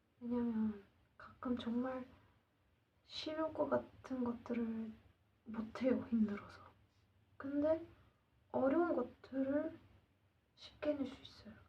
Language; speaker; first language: Korean; non-native, learner; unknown